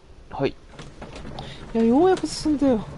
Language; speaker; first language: Japanese; native; Japanese